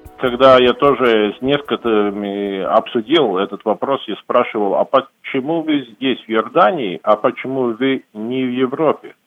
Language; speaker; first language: Russian; non-native, local second language; Latvian